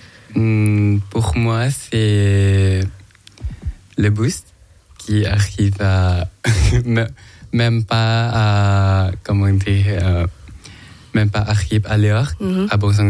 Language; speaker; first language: French; non-native, learner; Thai